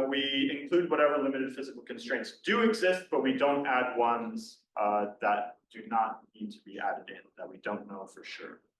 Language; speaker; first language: English; native; English